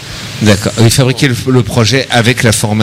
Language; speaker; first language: French; native; French